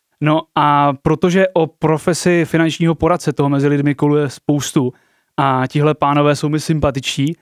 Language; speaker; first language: Czech; native; Czech